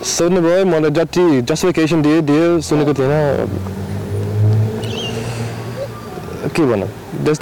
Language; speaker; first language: Nepali; non-native, learner; English